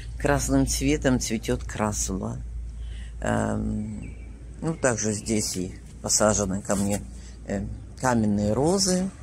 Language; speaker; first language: Russian; native; Russian